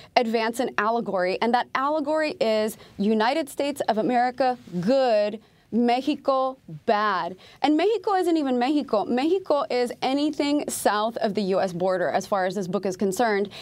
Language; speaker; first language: English; native; English